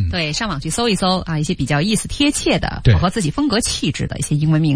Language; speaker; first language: Chinese; native; Chinese